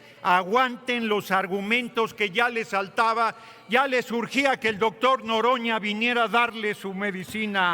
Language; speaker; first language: Spanish; native; Spanish